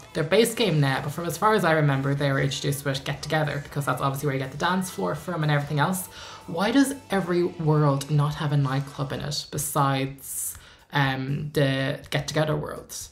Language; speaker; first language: English; native; English